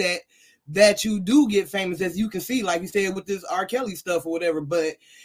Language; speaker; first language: English; native; English